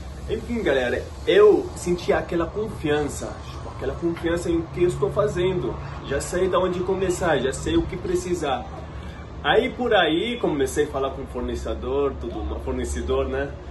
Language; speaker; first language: Portuguese; non-native, fluent; Arabic